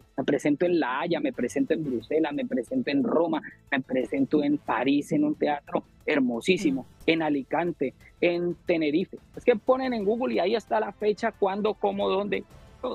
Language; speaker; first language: Spanish; native; Spanish